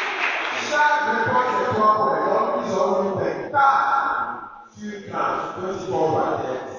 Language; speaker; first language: French; non-native, fluent; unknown